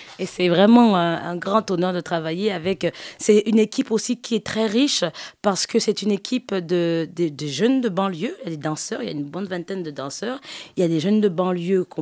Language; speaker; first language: French; early bilingual, other home language; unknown